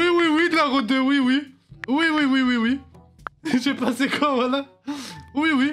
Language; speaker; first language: French; native; French